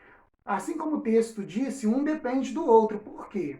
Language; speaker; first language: Portuguese; native; Portuguese